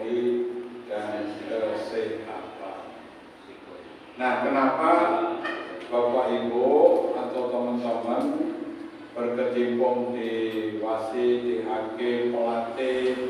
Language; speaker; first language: Indonesian; non-native, local second language; Javanese